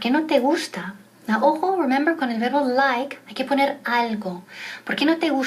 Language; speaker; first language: Spanish; non-native, fluent; English